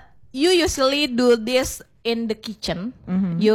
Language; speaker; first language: English; non-native, learner; Indonesian